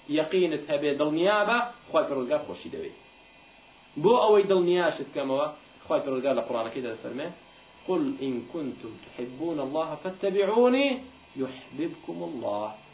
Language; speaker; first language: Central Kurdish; native; Central Kurdish